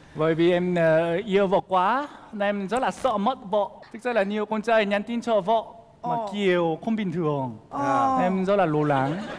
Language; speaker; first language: Vietnamese; non-native, fluent; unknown